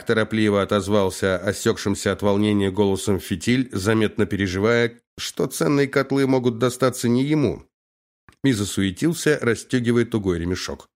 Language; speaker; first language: Russian; native; Russian